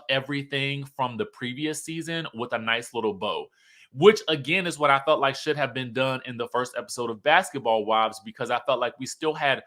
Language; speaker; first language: English; native; English